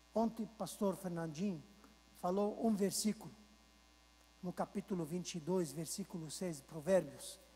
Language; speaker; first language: Portuguese; non-native, fluent; Arabic